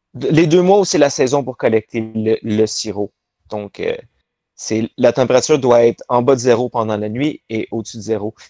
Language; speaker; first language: French; native; French